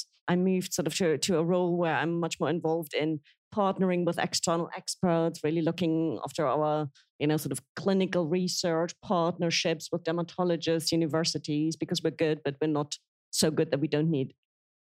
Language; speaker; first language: English; non-native, fluent; German